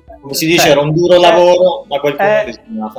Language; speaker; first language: Italian; native; Italian